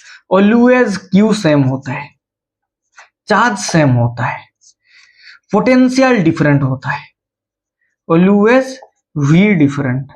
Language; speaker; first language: Hindi; non-native, local second language; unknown